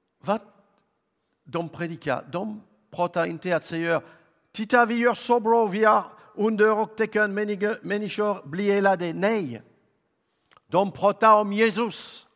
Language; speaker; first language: Swedish; non-native, learner; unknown